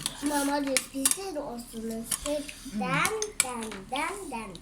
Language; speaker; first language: Norwegian; early bilingual, other home language; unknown